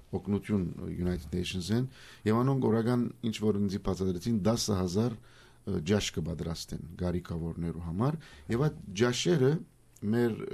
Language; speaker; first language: Armenian; early bilingual, heritage; Armenian